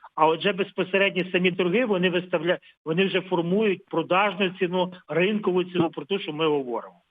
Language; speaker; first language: Ukrainian; native; Ukrainian